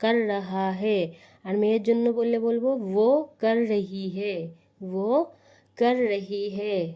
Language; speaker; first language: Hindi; non-native, fluent; Bangla